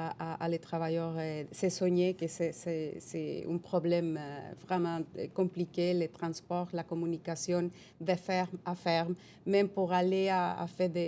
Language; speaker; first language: French; non-native, fluent; Spanish